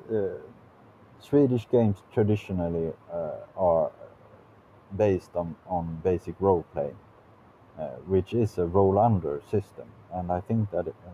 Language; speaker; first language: English; non-native, fluent; Swedish